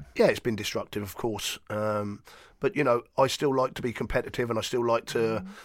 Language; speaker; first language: English; native; English